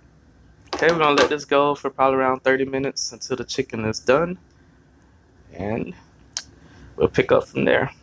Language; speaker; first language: English; native; English